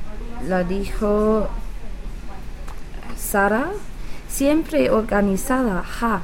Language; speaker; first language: Spanish; non-native, learner; English